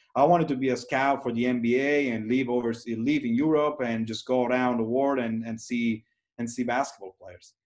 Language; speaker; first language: English; non-native, fluent; Italian